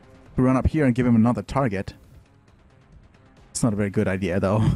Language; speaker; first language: English; native; English